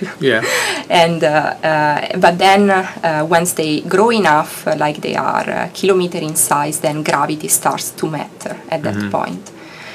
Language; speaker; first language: English; non-native, fluent; Italian